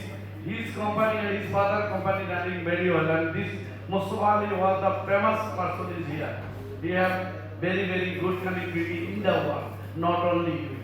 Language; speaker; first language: English; non-native, learner; Bangla